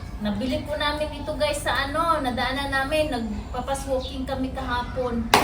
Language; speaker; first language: Filipino; non-native, local second language; Cebuano